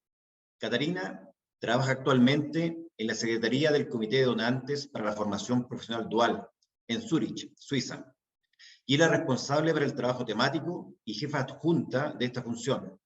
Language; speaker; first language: Spanish; native; Spanish